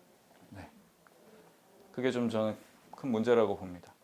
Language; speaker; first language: Korean; native; Korean